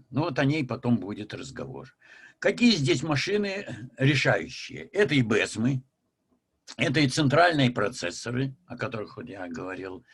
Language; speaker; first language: Russian; native; Russian